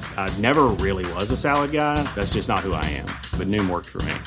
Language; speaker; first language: English; native; English